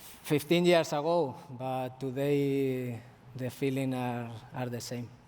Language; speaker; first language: English; non-native, fluent; Spanish